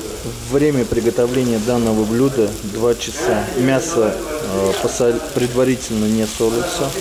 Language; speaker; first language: Russian; native; Russian